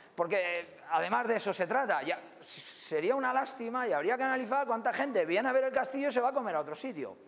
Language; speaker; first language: Spanish; native; Spanish